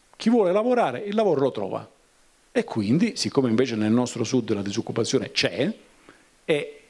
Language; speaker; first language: Italian; native; Italian